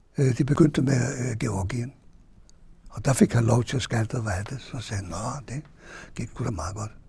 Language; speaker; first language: Danish; non-native, fluent; Hungarian